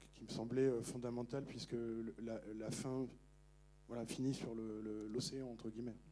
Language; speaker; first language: French; native; French